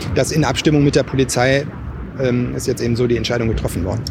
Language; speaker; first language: German; native; German